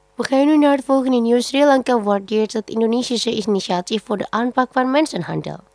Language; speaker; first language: Dutch; non-native, fluent; Indonesian